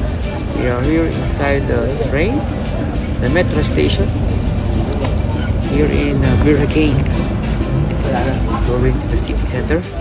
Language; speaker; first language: English; non-native, local second language; Filipino